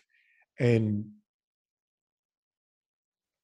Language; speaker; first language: English; native; English